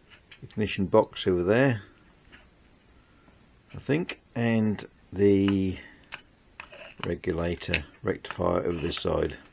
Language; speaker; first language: English; native; English